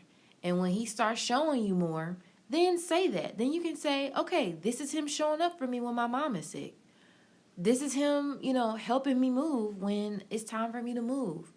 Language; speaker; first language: English; native; English